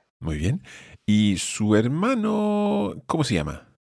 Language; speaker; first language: Spanish; non-native, fluent; English